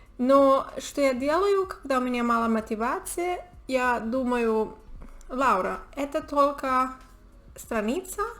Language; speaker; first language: Russian; non-native, learner; Spanish